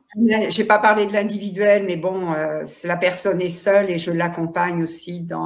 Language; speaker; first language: French; native; French